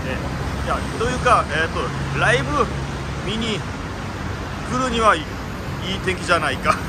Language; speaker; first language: Japanese; non-native, fluent; Korean